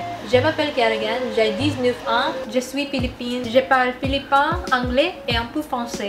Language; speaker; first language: French; non-native, learner; Filipino